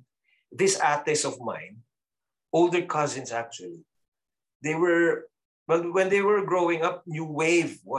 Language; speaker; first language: English; non-native, local second language; Cebuano